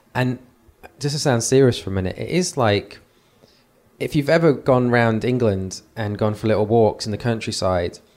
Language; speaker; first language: English; native; English